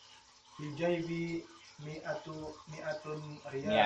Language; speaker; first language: Arabic; non-native, learner; Indonesian